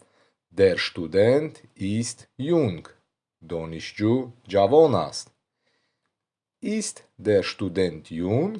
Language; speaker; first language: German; non-native, fluent; Tajik